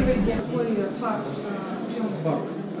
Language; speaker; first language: Russian; non-native, learner; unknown